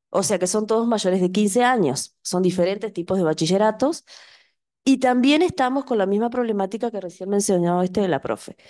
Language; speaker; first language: Spanish; native; Spanish